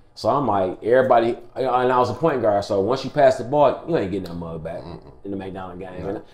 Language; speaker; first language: English; native; English